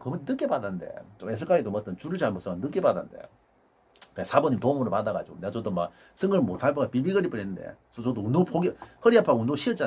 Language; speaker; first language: Korean; native; Korean